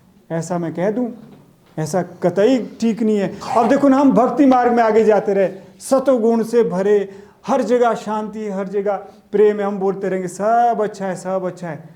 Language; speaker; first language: Hindi; native; Hindi